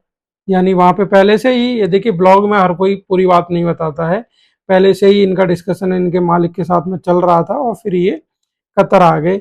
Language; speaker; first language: Hindi; native; Hindi